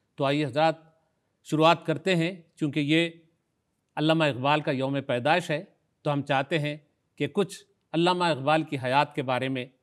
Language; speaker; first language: Urdu; native; Urdu